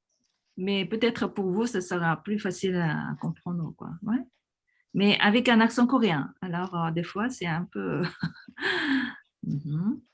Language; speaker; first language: French; non-native, fluent; Korean